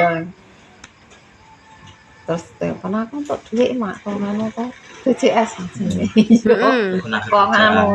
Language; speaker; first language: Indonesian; non-native, local second language; Javanese